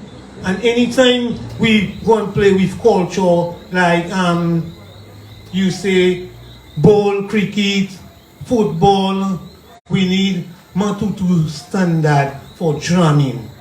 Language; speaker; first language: English; non-native, local second language; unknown